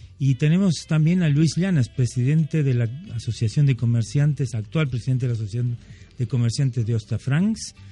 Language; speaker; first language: Spanish; non-native, fluent; German